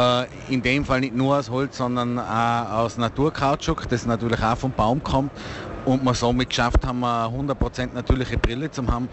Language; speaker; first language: German; native; German